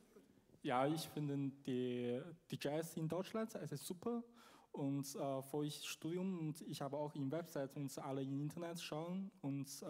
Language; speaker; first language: German; non-native, learner; Chinese